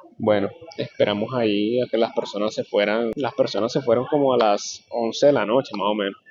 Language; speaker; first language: Spanish; native; Spanish